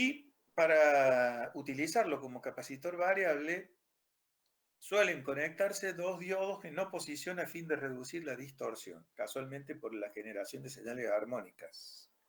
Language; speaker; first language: Spanish; native; Spanish